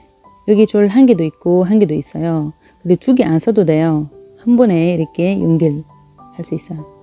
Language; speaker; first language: Korean; non-native, fluent; Arabic